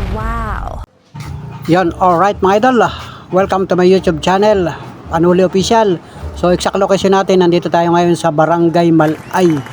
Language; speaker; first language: Filipino; native; Filipino